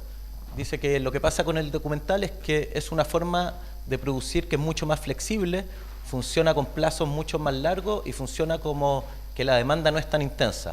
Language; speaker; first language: Spanish; native; Spanish